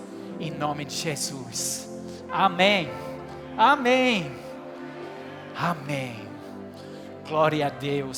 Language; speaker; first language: Portuguese; non-native, fluent; English